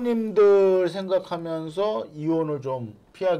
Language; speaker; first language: Korean; native; Korean